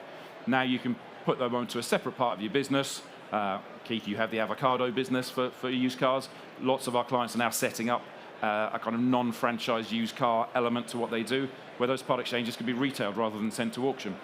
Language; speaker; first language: English; native; English